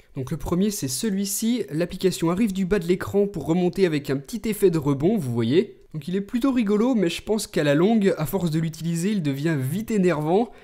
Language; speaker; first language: French; native; French